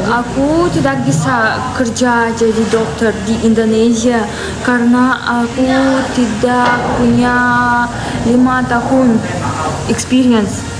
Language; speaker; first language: Indonesian; non-native, learner; Russian